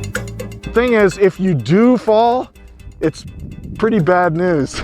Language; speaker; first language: English; native; English